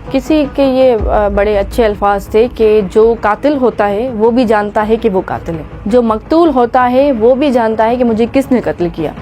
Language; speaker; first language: Urdu; non-native, local second language; Sindhi